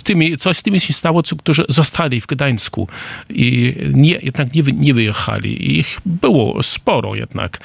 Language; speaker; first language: Polish; non-native, fluent; German